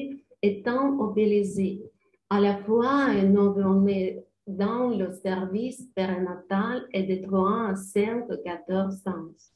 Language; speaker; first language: French; non-native, learner; Ukrainian